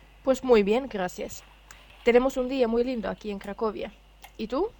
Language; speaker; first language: Spanish; non-native, fluent; Finnish